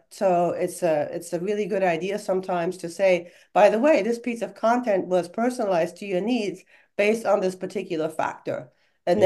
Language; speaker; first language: English; non-native, fluent; German